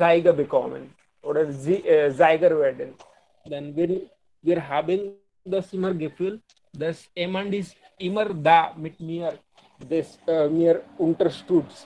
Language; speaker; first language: German; non-native, learner; Hindi